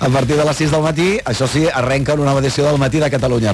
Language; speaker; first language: Catalan; native; Catalan